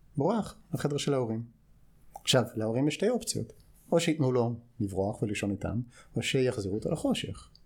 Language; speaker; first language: Hebrew; non-native, fluent; English